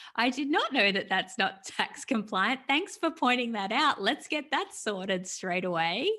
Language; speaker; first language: English; native; English